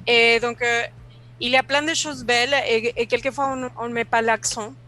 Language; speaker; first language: French; non-native, fluent; Spanish